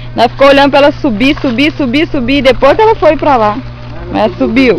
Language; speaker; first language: Portuguese; native; Portuguese